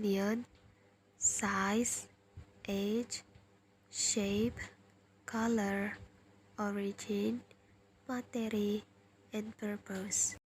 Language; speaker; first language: English; non-native, learner; Indonesian